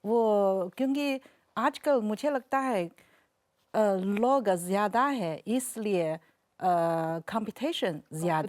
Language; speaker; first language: Hindi; non-native, fluent; Chinese